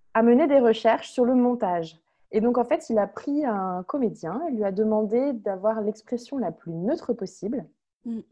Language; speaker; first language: French; native; French